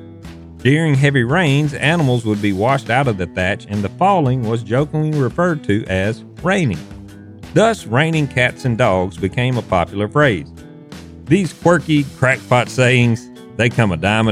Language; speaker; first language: English; native; English